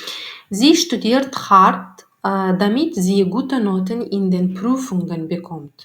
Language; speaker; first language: German; non-native, learner; Turkmen